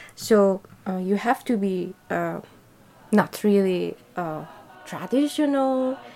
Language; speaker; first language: English; non-native, fluent; Persian